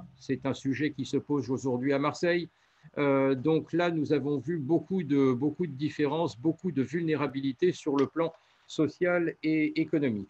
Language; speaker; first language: French; native; French